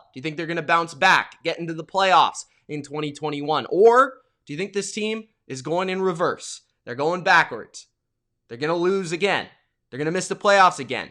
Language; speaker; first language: English; native; English